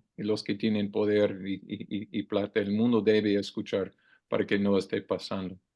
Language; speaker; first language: Spanish; non-native, learner; English